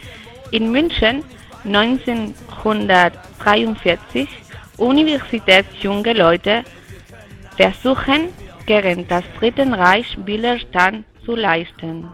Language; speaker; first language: German; non-native, learner; Spanish